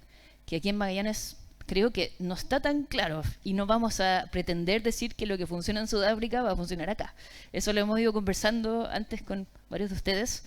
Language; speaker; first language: Spanish; native; Spanish